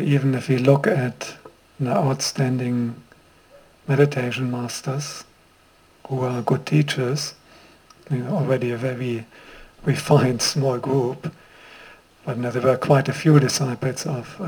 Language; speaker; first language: English; non-native, fluent; German